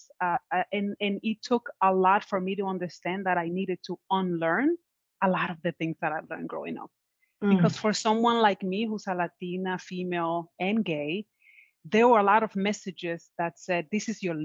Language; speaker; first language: English; non-native, fluent; Spanish